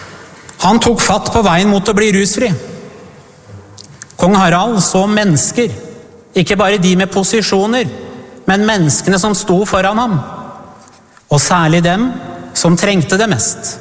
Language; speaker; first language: Norwegian; early bilingual, other home language; Persian